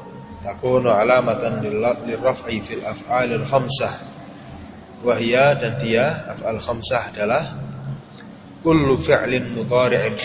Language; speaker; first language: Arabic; non-native, fluent; Indonesian